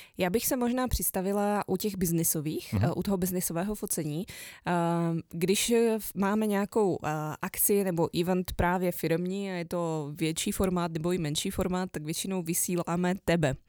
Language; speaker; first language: Czech; native; Czech